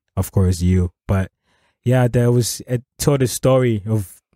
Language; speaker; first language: English; non-native, local second language; Akan